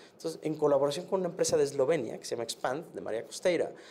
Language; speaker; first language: Spanish; native; Spanish